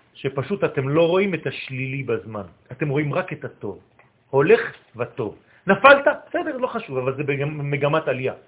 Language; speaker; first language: Hebrew; non-native, fluent; French